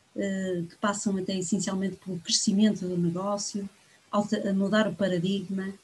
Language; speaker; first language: Portuguese; native; Portuguese